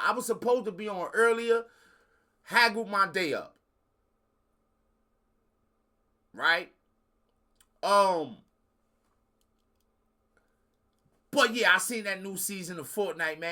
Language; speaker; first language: English; native; English